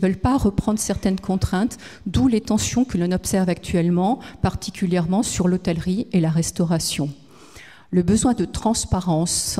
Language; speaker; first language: French; native; French